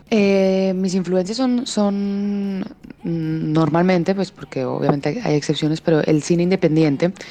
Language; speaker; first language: Spanish; native; Spanish